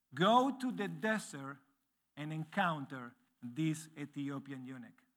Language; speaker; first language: English; non-native, fluent; Spanish